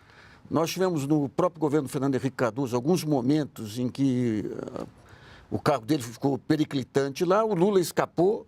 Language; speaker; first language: Portuguese; native; Portuguese